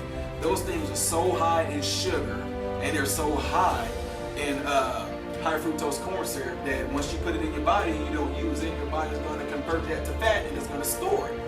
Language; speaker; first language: English; native; English